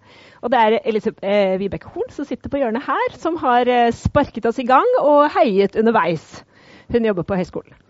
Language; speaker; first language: Norwegian; native; Norwegian